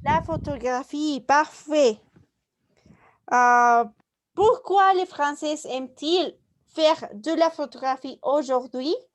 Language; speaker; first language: French; non-native, fluent; Spanish